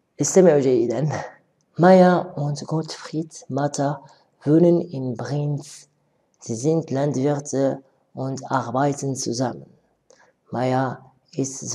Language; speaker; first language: German; non-native, learner; Arabic